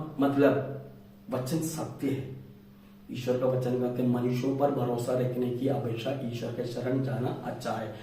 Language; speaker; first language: Hindi; non-native, local second language; Malayalam